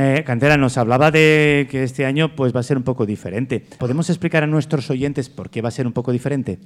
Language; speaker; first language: Spanish; native; Spanish